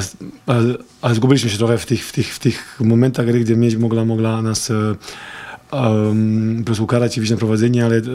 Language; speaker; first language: Polish; non-native, fluent; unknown